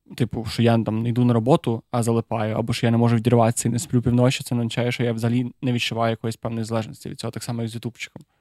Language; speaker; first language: Ukrainian; native; Ukrainian